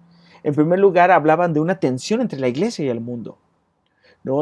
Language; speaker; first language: Spanish; native; Spanish